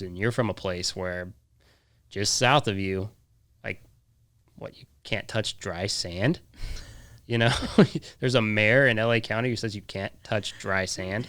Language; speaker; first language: English; native; English